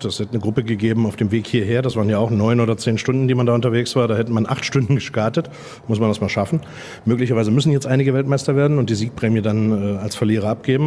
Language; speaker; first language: German; native; German